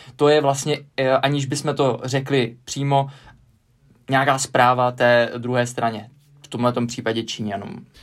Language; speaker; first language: Czech; native; Czech